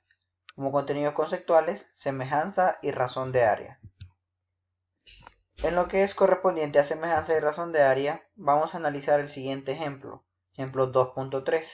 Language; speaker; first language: Spanish; native; Spanish